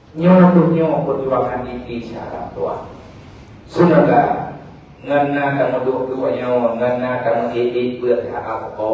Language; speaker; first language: Malay; non-native, local second language; Achinese